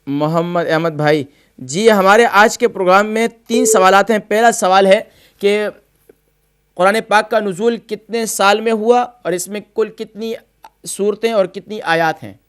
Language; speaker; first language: Urdu; native; Urdu